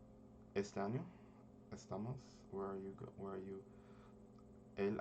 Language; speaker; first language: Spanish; early bilingual, heritage; English